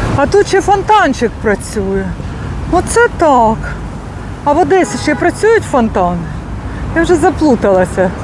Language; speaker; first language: Ukrainian; native; Ukrainian